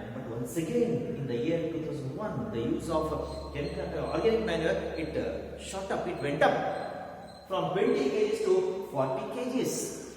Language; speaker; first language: English; non-native, local second language; Kannada